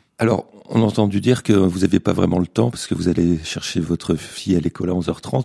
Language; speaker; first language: French; native; French